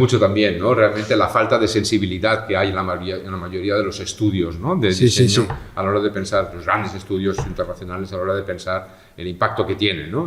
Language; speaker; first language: Spanish; native; Spanish